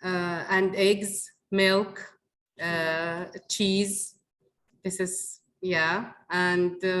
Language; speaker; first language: English; non-native, learner; Arabic